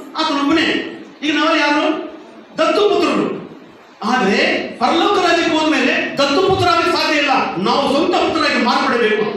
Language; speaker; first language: Kannada; non-native, local second language; Tamil